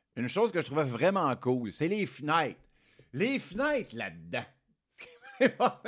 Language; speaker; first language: French; native; French